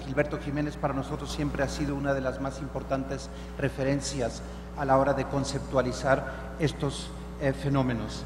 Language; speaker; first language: Spanish; non-native, fluent; German